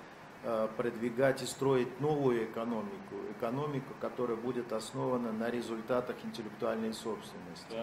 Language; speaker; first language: Russian; native; Russian